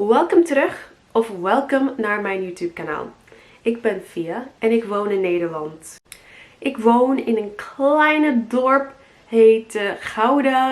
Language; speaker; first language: Dutch; non-native, learner; English